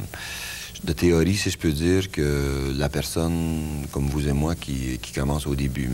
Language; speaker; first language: French; native; French